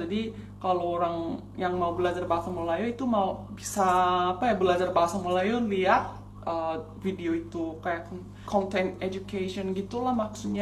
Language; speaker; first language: Indonesian; non-native, fluent; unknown